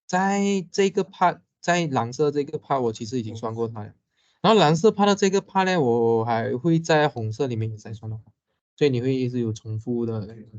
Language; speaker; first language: Chinese; native; Chinese